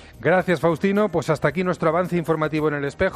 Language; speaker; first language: Spanish; native; Spanish